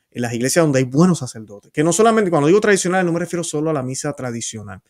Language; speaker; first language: Spanish; native; Spanish